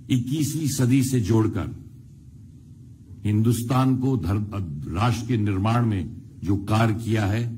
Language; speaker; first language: Hindi; native; Hindi